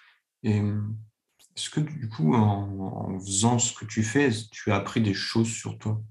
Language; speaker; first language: French; native; French